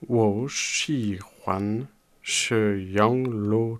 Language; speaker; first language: Chinese; non-native, learner; French